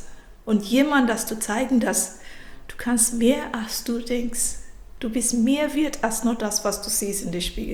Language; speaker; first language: German; non-native, fluent; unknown